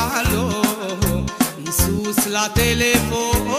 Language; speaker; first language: French; non-native, fluent; Romanian